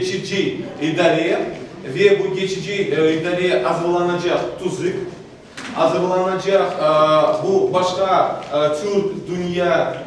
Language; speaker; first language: Turkish; non-native, learner; Tatar